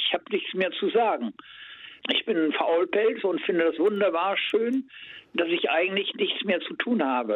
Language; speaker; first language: German; native; German